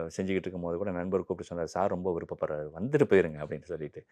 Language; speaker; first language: Tamil; early bilingual, heritage; Tamil